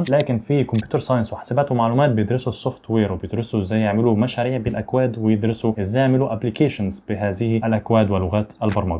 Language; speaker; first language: Arabic; native; Arabic